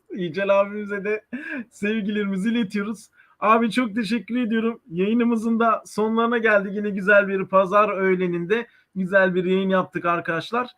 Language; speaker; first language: Turkish; native; Turkish